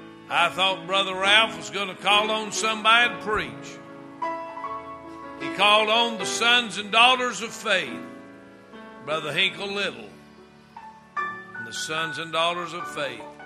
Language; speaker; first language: English; native; English